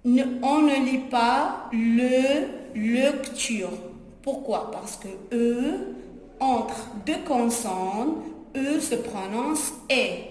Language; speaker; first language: French; non-native, local second language; Arabic